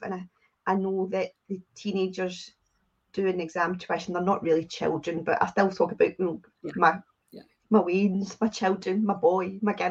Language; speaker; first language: English; native; English